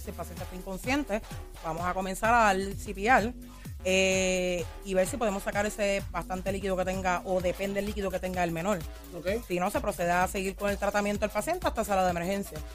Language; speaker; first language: Spanish; native; Spanish